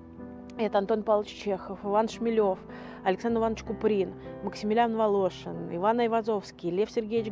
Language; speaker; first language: Russian; native; Russian